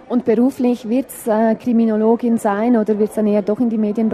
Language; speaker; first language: German; native; German